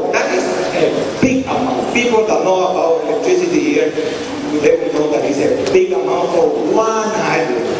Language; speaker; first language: English; non-native, fluent; Spanish